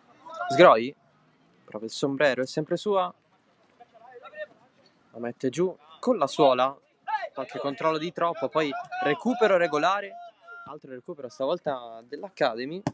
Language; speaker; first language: Italian; native; Italian